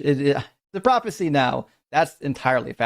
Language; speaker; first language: English; native; English